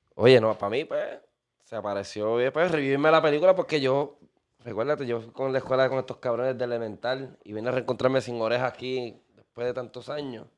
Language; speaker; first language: Spanish; native; Spanish